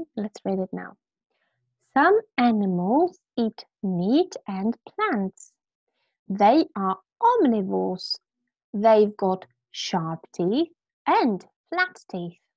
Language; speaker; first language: English; non-native, fluent; Polish